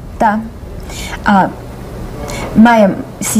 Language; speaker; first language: Russian; non-native, learner; English